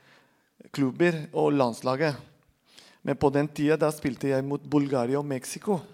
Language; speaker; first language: Norwegian; non-native, fluent; Spanish